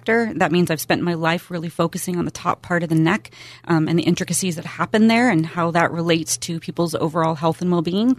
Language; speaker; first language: English; native; English